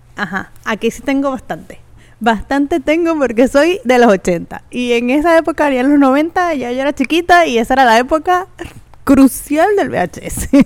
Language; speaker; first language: Spanish; native; Spanish